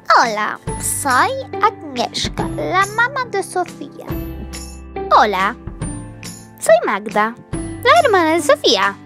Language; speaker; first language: Spanish; non-native, learner; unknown